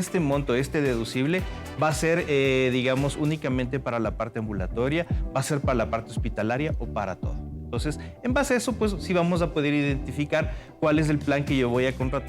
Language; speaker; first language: Spanish; native; Spanish